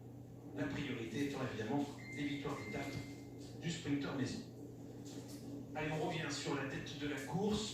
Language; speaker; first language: French; native; French